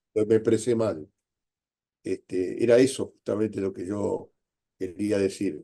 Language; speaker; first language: Spanish; native; Spanish